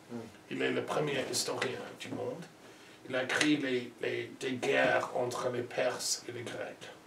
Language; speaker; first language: French; non-native, learner; English